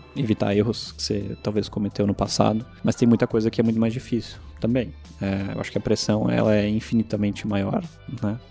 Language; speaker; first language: Portuguese; non-native, fluent; German